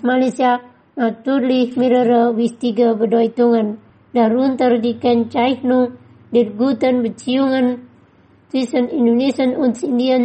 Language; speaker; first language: German; non-native, fluent; Indonesian